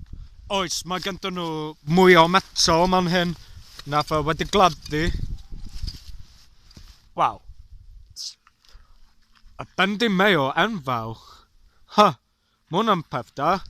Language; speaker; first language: Welsh; non-native, learner; English